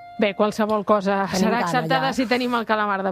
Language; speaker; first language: Catalan; native; Catalan